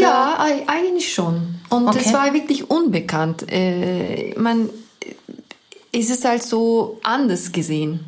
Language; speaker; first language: German; non-native, fluent; Turkish